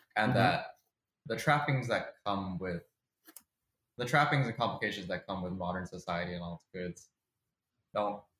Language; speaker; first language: English; native; English